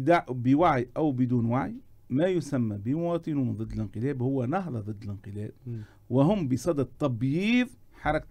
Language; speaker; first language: Arabic; native; Arabic